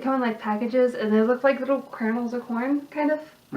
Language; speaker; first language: English; native; English